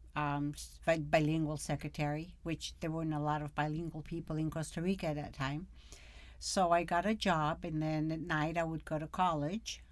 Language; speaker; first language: English; early bilingual, other home language; Spanish